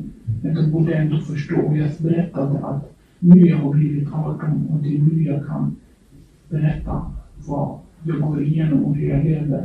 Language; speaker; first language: Swedish; early bilingual, other home language; Kurdish